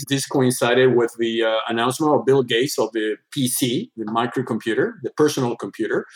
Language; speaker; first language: English; non-native, fluent; Spanish